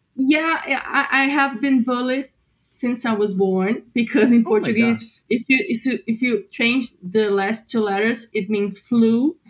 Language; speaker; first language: English; non-native, fluent; Portuguese